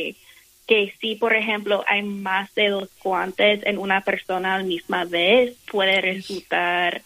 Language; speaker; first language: Spanish; non-native, fluent; English